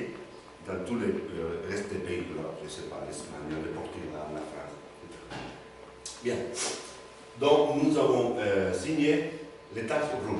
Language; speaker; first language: French; non-native, learner; Spanish